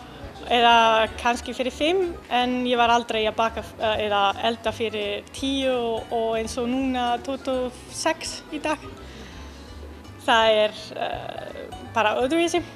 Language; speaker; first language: Icelandic; non-native, learner; Italian